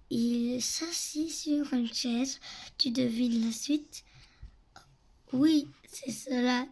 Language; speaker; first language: French; native; French